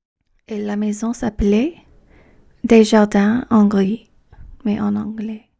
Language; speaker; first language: French; non-native, fluent; English